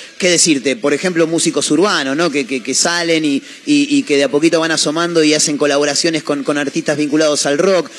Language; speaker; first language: Spanish; native; Spanish